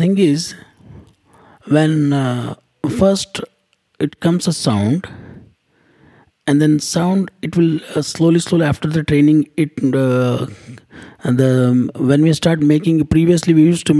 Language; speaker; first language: English; non-native, local second language; Kannada